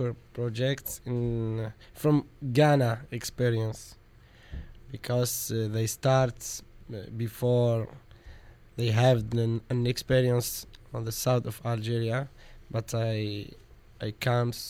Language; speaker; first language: English; non-native, learner; Arabic